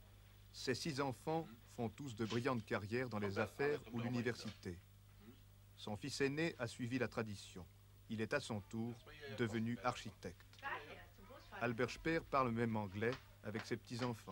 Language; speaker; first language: French; native; French